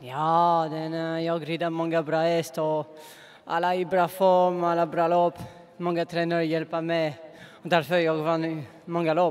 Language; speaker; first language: Swedish; non-native, learner; French